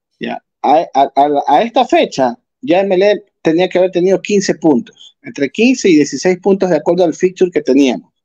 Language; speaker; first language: Spanish; native; Spanish